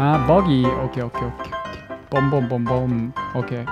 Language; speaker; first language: English; non-native, learner; Korean